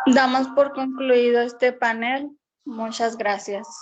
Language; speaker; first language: Spanish; native; Spanish